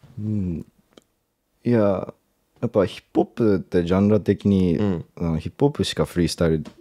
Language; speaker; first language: Japanese; early bilingual, heritage; English